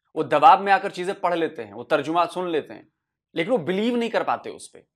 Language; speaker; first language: Hindi; native; Hindi